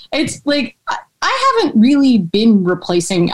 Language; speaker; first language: English; native; English